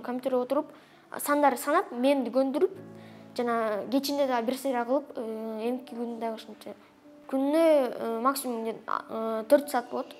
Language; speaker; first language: Kyrgyz; non-native, local second language; Russian